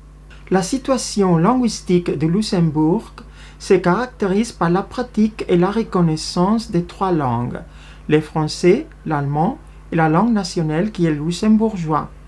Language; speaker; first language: French; non-native, fluent; Spanish